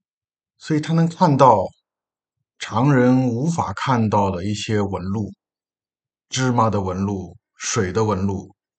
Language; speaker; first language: Chinese; native; Chinese